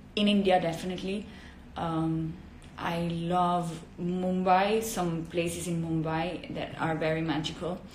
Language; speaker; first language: English; non-native, fluent; Italian